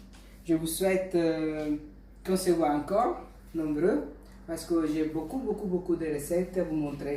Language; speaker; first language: French; non-native, fluent; Italian